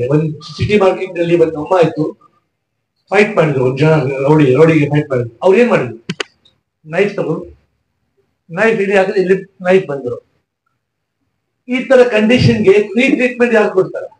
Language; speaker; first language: Kannada; non-native, local second language; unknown